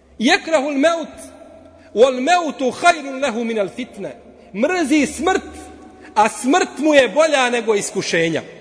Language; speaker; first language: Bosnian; native; Bosnian